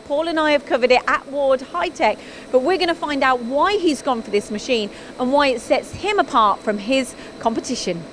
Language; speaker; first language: English; native; English